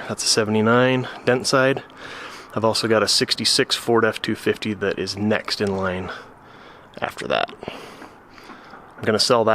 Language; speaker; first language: English; native; English